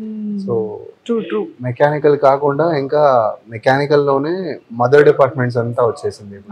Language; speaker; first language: Telugu; non-native, fluent; Tamil